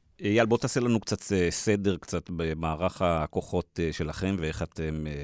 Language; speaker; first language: Hebrew; native; Hebrew